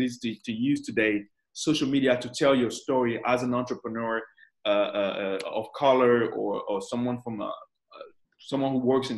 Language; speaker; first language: English; non-native, fluent; French